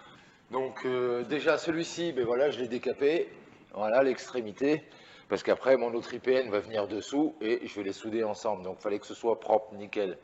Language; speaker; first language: French; native; French